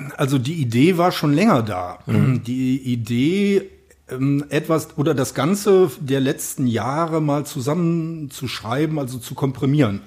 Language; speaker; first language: German; native; German